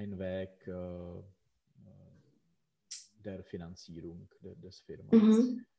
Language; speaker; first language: German; non-native, learner; Czech